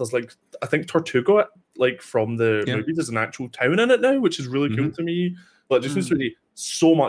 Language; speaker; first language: English; native; English